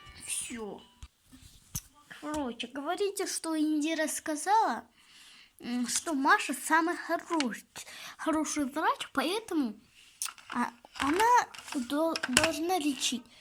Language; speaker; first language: Russian; non-native, local second language; Kazakh